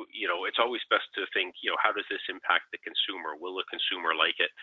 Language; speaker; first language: English; native; English